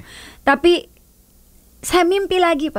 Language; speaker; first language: Indonesian; non-native, learner; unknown